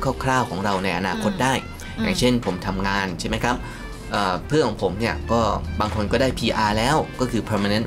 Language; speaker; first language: Thai; native; Thai